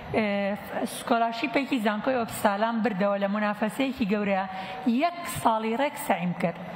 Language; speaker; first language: Central Kurdish; native; Central Kurdish